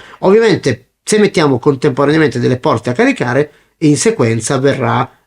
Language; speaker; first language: Italian; native; Italian